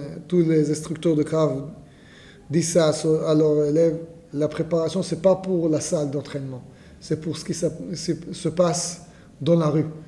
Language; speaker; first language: French; non-native, fluent; Hebrew